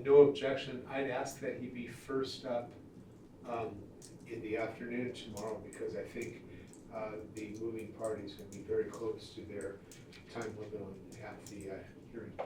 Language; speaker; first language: English; native; English